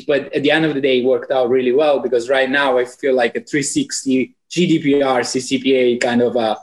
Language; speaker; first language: English; non-native, fluent; Italian